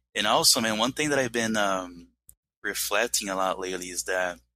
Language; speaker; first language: English; non-native, fluent; Portuguese